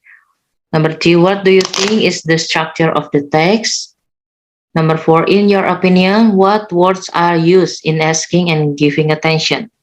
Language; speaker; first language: English; non-native, learner; Indonesian